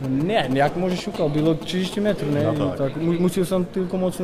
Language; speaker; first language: Polish; non-native, learner; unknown